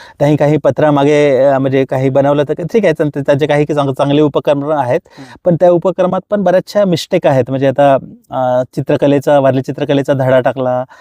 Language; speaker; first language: Marathi; non-native, local second language; Kukna